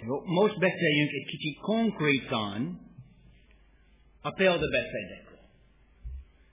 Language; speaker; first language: Hungarian; non-native, fluent; English